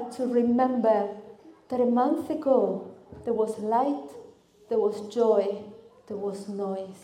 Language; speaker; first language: English; non-native, fluent; Spanish